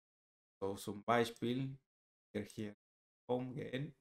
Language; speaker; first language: German; non-native, learner; Spanish